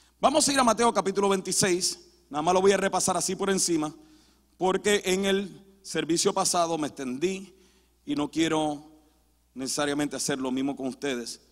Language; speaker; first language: Spanish; early bilingual, heritage; Spanish